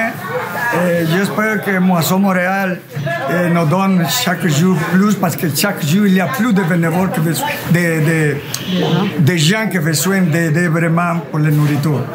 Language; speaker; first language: French; non-native, fluent; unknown